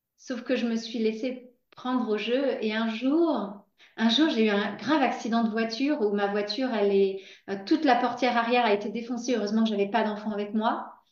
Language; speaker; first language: French; native; French